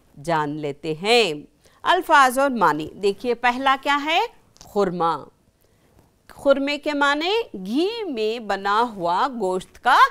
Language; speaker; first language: Urdu; native; Urdu